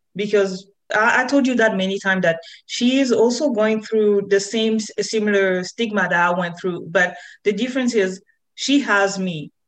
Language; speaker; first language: English; non-native, fluent; French